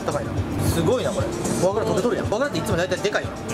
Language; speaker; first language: Japanese; native; Japanese